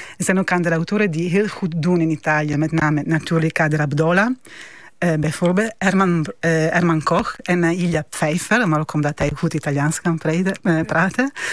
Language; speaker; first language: Dutch; non-native, fluent; Italian